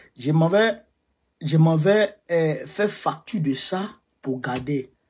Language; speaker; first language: French; non-native, local second language; Bambara